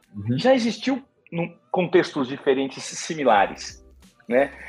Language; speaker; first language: Portuguese; native; Portuguese